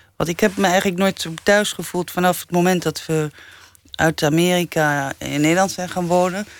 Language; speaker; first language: Dutch; early bilingual, other home language; English